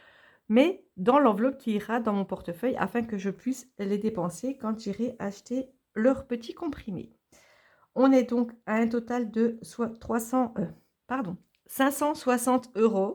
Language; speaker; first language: French; native; French